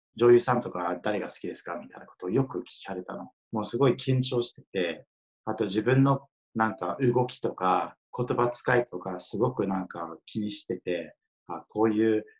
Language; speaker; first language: Japanese; non-native, fluent; English